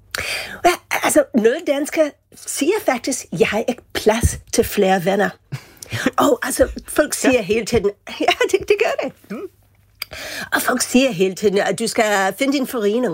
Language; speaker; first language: Danish; non-native, fluent; English